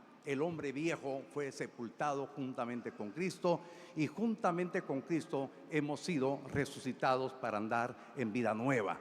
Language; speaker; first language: Spanish; native; Spanish